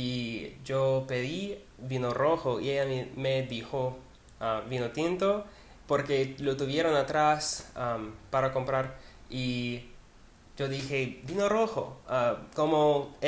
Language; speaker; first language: Spanish; non-native, learner; English